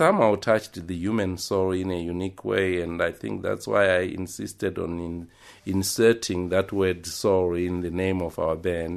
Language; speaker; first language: English; non-native, local second language; Shona